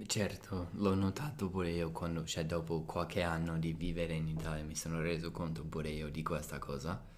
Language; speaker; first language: Italian; non-native, fluent; English